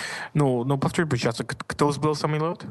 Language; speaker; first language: Russian; non-native, learner; English